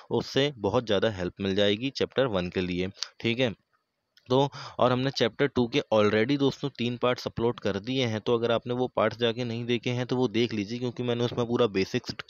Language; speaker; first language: Hindi; native; Hindi